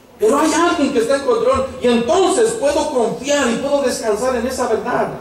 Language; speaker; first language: Spanish; native; Spanish